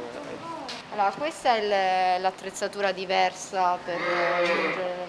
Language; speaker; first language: Italian; native; Italian